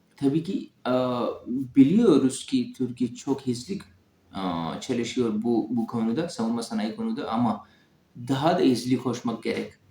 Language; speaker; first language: Turkish; non-native, learner; Urdu